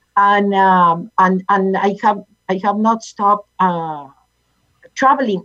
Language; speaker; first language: English; non-native, fluent; Spanish